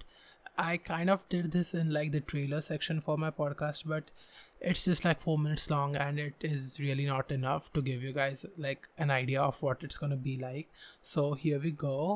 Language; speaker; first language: English; non-native, local second language; Marathi